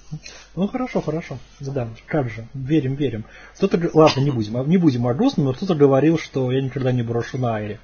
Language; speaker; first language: Russian; native; Russian